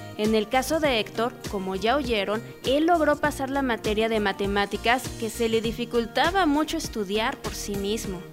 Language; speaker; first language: Spanish; native; Spanish